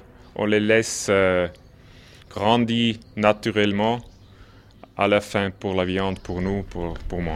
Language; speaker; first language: French; non-native, local second language; German